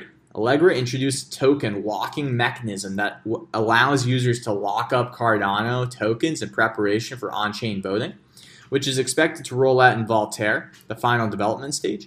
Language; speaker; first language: English; native; English